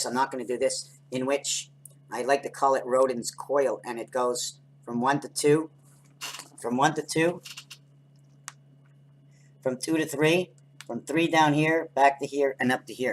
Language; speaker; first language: English; native; English